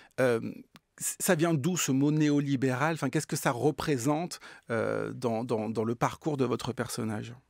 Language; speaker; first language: French; native; French